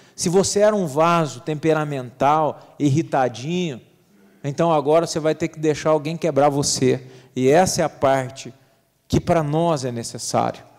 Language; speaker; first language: Portuguese; native; Portuguese